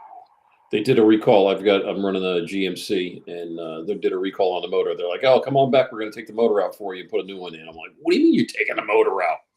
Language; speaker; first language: English; native; English